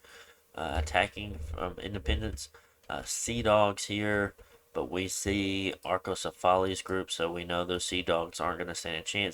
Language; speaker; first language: English; native; English